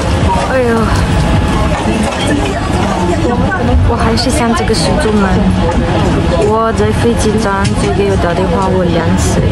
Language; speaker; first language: Chinese; non-native, learner; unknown